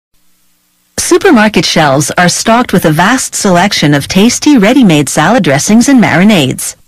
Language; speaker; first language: English; native; English